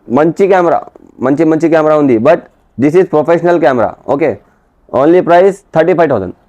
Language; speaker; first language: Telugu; non-native, local second language; Urdu